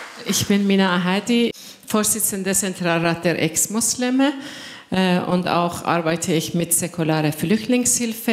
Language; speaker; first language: German; non-native, fluent; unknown